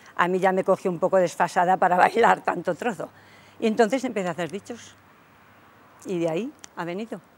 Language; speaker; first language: Spanish; native; Spanish